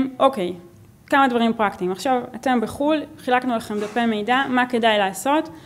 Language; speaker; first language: Hebrew; native; Hebrew